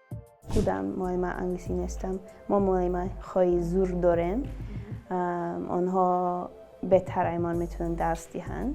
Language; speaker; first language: Persian; early bilingual, other home language; English